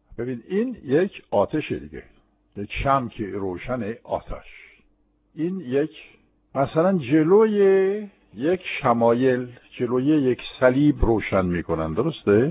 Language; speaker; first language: Persian; non-native, fluent; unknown